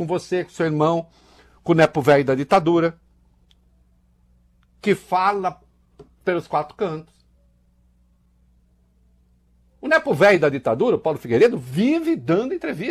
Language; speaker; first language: Portuguese; native; Portuguese